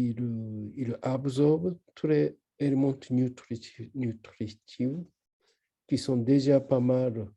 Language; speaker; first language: French; non-native, learner; Japanese